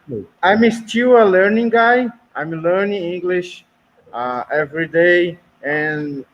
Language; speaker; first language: English; non-native, learner; Portuguese